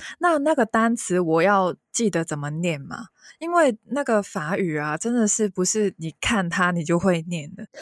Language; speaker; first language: Chinese; non-native, local second language; Cantonese